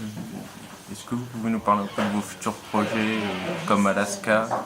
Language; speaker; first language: French; native; French